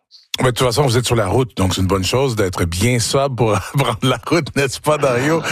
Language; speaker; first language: French; native; French